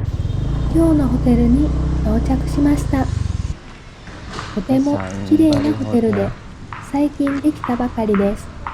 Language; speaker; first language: Japanese; non-native, fluent; Vietnamese